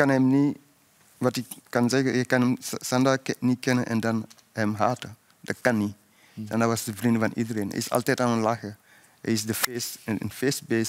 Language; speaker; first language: Dutch; non-native, fluent; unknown